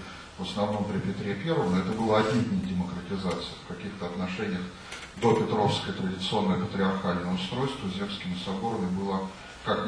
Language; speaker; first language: Russian; native; Russian